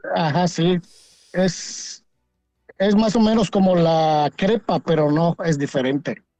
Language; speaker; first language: Spanish; native; Spanish